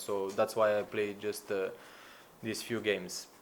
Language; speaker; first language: English; non-native, learner; Slovenian